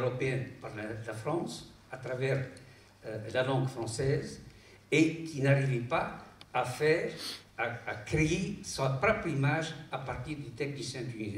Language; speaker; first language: French; non-native, local second language; Arabic